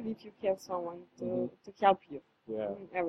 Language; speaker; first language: English; non-native, fluent; Serbian